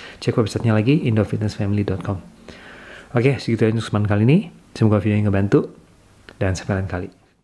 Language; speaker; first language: Indonesian; native; Indonesian